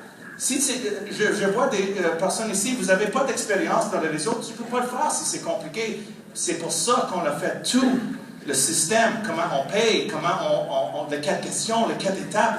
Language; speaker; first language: French; non-native, fluent; English